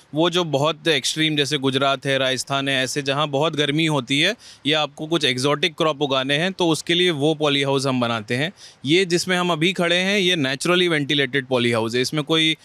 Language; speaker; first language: Hindi; native; Hindi